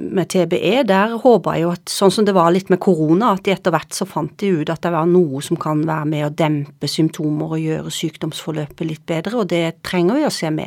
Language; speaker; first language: Norwegian; native; Norwegian